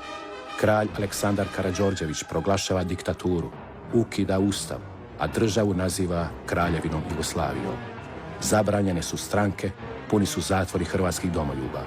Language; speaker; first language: Croatian; native; Croatian